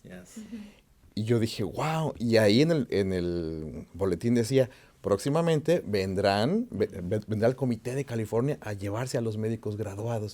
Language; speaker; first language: Spanish; native; Spanish